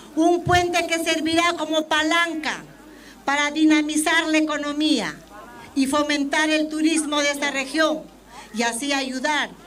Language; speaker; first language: Spanish; native; Spanish